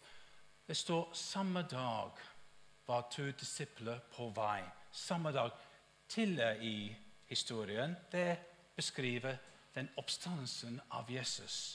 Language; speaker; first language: Norwegian; non-native, fluent; English